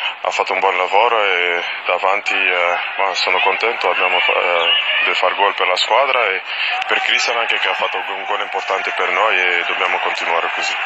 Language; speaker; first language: Italian; non-native, learner; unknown